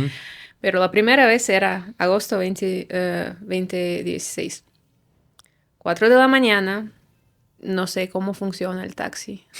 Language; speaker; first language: Spanish; non-native, fluent; Russian